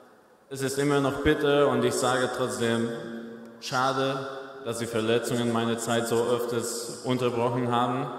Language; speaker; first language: German; non-native, fluent; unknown